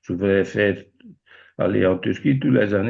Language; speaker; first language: French; non-native, fluent; Dutch